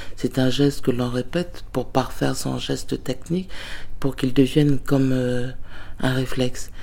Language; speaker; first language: French; native; French